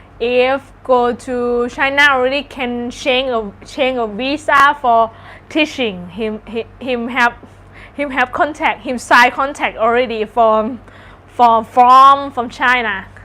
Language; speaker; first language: English; non-native, learner; Thai